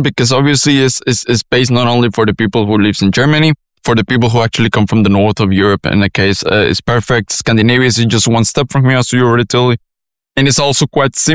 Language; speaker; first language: English; non-native, fluent; Spanish